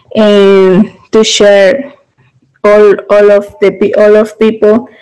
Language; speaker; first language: English; non-native, learner; Spanish